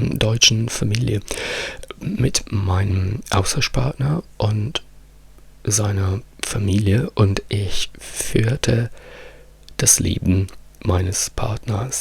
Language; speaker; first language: German; non-native, fluent; Italian